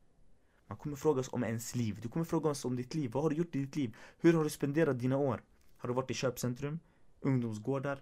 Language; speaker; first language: Swedish; early bilingual, other home language; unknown